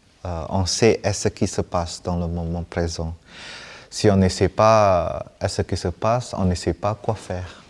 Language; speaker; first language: French; non-native, fluent; Vietnamese